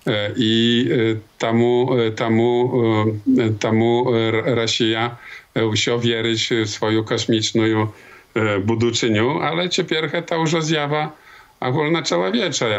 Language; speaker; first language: Polish; non-native, local second language; Belarusian